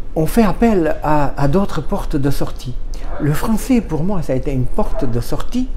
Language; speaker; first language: French; non-native, fluent; Romanian